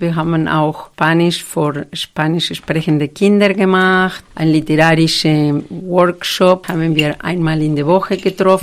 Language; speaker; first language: German; non-native, fluent; Spanish